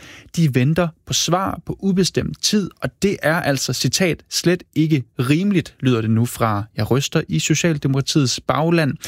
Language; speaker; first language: Danish; native; Danish